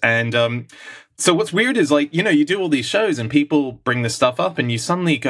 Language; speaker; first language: English; native; English